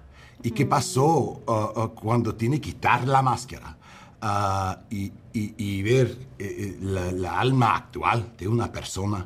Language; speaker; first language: Spanish; non-native, learner; English